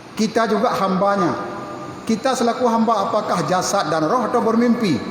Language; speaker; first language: Malay; non-native, local second language; Achinese